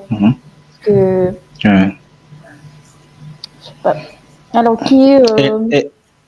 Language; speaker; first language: French; non-native, fluent; Arabic